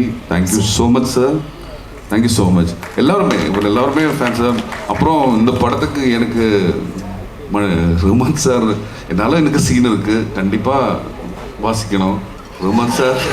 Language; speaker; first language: Tamil; non-native, learner; Malayalam